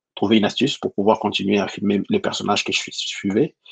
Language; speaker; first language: French; non-native, local second language; Lingala